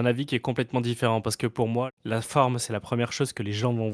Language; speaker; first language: French; native; French